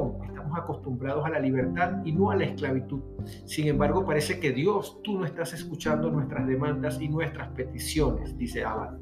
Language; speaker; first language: Spanish; native; Spanish